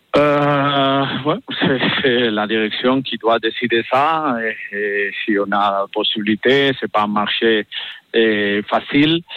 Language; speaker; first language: French; non-native, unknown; Catalan